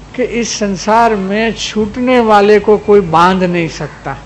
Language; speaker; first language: Hindi; non-native, local second language; Gujarati